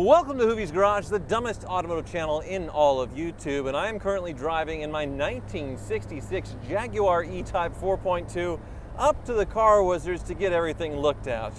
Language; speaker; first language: English; native; English